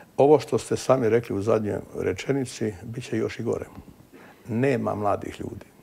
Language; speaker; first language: Croatian; native; Croatian